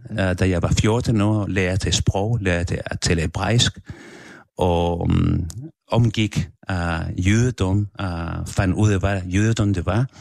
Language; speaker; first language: Danish; non-native, fluent; Spanish